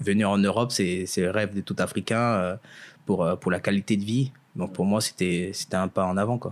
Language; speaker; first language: French; early bilingual, other home language; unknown